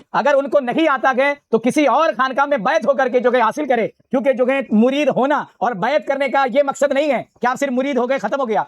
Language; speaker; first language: Urdu; native; Urdu